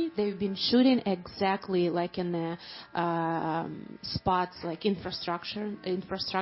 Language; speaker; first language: English; non-native, fluent; Ukrainian